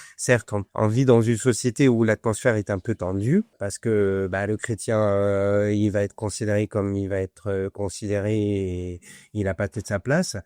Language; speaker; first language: French; non-native, fluent; Arabic